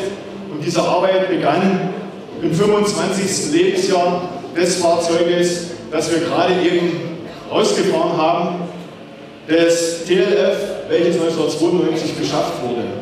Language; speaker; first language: German; native; German